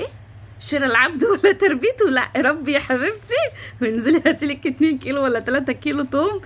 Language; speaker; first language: Arabic; native; Arabic